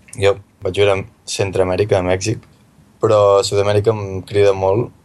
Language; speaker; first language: Catalan; native; Catalan